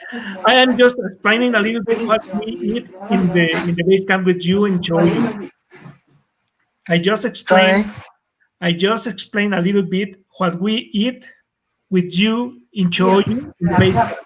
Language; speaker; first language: English; non-native, fluent; Spanish